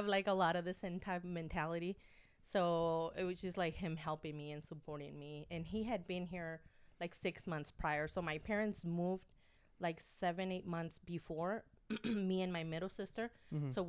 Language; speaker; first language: English; non-native, fluent; Spanish